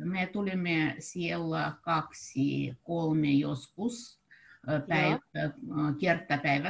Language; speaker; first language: Finnish; non-native, learner; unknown